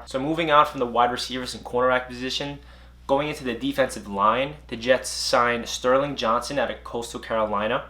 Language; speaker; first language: English; native; English